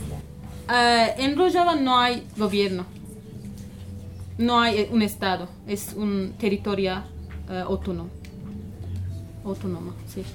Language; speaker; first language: Spanish; non-native, learner; Kurdish